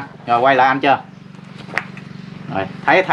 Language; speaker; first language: Vietnamese; native; Vietnamese